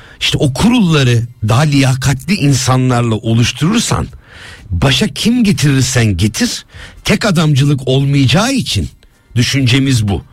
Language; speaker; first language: Turkish; native; Turkish